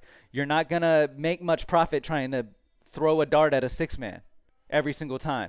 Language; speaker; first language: English; native; English